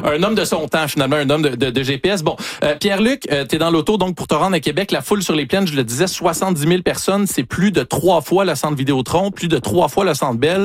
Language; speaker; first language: French; native; French